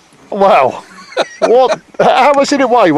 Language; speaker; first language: English; native; English